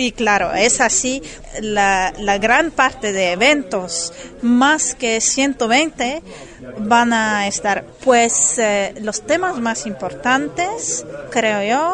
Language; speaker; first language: Spanish; non-native, fluent; German